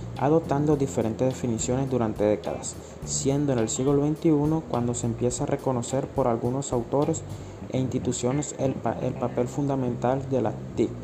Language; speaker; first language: Spanish; native; Spanish